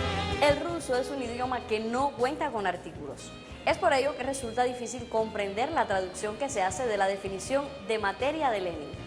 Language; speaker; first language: Spanish; native; Spanish